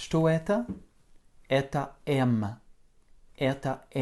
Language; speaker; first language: Russian; non-native, fluent; French